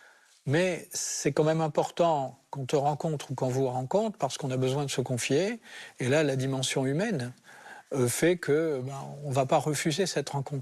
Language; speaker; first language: French; native; French